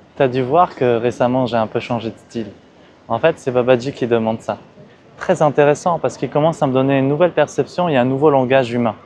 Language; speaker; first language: French; early bilingual, other home language; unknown